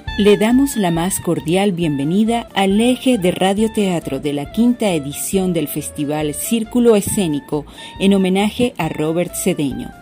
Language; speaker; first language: Spanish; native; Spanish